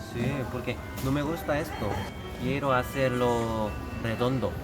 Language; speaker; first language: Spanish; non-native, learner; Korean